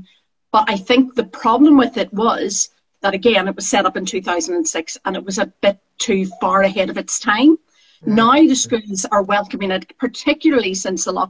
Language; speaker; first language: English; native; English